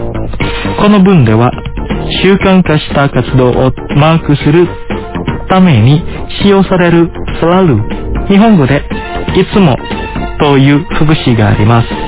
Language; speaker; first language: Japanese; non-native, fluent; Indonesian